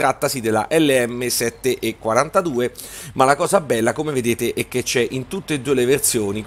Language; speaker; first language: Italian; native; Italian